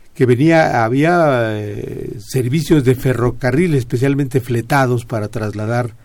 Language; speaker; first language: Spanish; native; Spanish